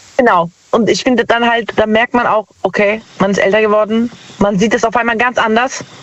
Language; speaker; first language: German; native; German